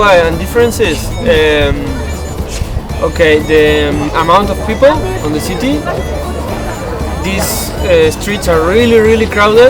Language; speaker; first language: English; non-native, learner; Spanish